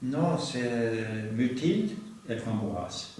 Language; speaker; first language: French; non-native, learner; Norwegian